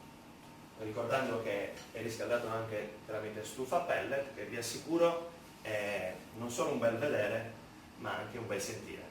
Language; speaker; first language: Italian; native; Italian